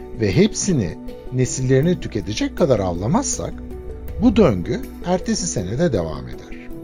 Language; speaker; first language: Turkish; native; Turkish